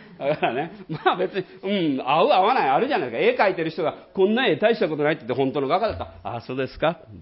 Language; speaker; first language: Japanese; native; Japanese